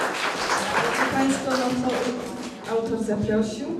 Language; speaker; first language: Polish; native; Polish